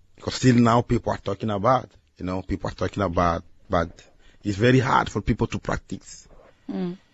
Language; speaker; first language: English; non-native, learner; Lingala